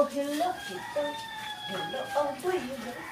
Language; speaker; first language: English; non-native, learner; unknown